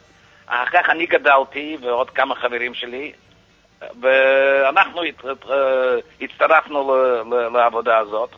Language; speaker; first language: Hebrew; non-native, fluent; Yiddish